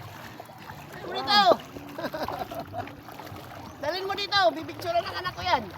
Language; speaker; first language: Filipino; non-native, local second language; Cebuano